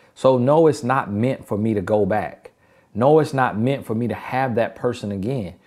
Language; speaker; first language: English; native; English